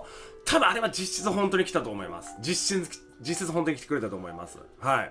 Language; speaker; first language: Japanese; native; Japanese